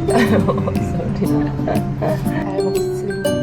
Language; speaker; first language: Korean; non-native, fluent; Japanese